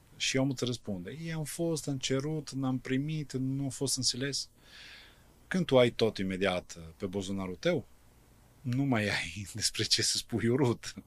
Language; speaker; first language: Romanian; non-native, fluent; Italian